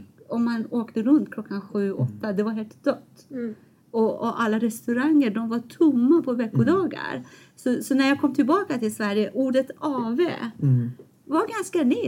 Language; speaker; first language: Swedish; non-native, fluent; Persian